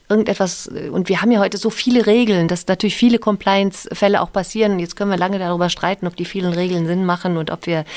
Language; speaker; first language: German; native; German